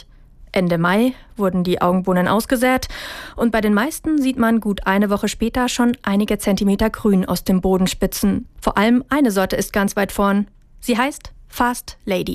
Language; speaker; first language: German; native; German